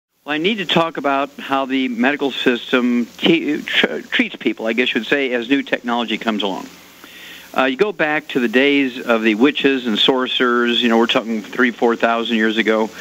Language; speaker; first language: English; native; English